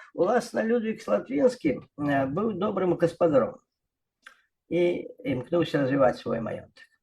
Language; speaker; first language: Belarusian; non-native, local second language; Russian